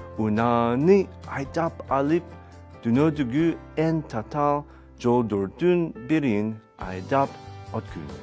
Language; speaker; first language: Kyrgyz; non-native, learner; English